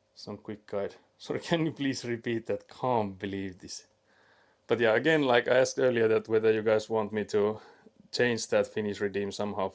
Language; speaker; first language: English; non-native, fluent; Finnish